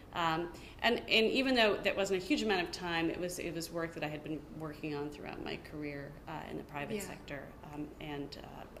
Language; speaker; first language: English; native; English